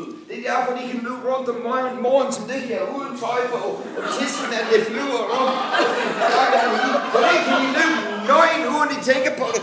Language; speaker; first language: Danish; non-native, fluent; English